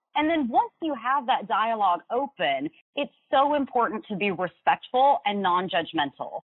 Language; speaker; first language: English; native; English